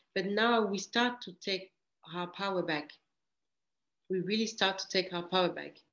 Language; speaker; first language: English; early bilingual, other home language; French